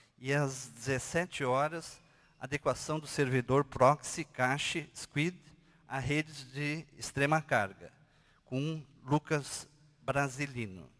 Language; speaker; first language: Portuguese; native; Portuguese